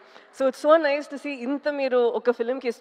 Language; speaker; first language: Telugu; non-native, local second language; Tamil